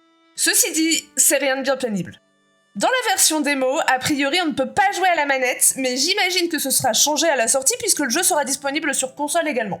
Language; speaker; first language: French; native; French